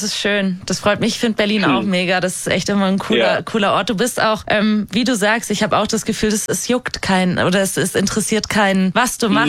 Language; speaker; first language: German; native; German